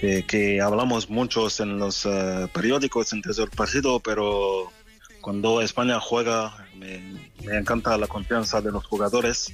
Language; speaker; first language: Spanish; non-native, fluent; French